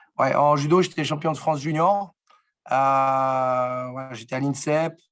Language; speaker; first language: French; native; French